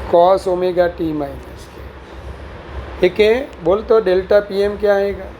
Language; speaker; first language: Hindi; non-native, local second language; Gujarati